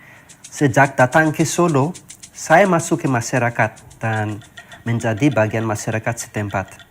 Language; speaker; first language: Indonesian; non-native, fluent; Malagasy